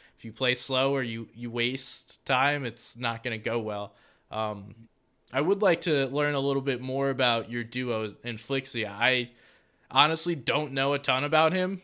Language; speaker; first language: English; native; English